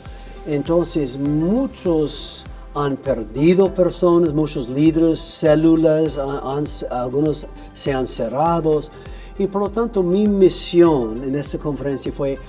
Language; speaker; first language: Spanish; non-native, fluent; English